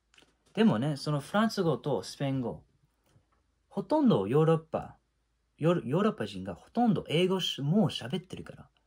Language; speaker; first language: Japanese; non-native, fluent; English